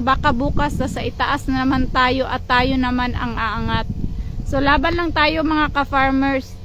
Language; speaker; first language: Filipino; non-native, local second language; Cebuano